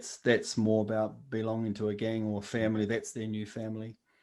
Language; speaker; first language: English; native; English